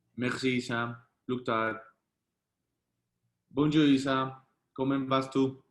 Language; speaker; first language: French; non-native, learner; Spanish